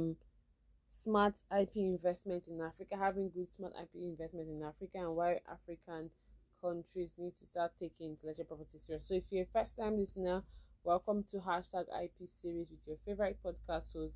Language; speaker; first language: English; non-native, local second language; Igbo